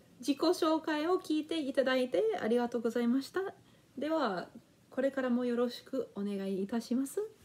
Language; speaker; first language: Japanese; non-native, learner; English